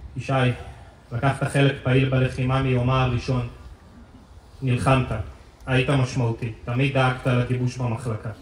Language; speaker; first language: Hebrew; native; Hebrew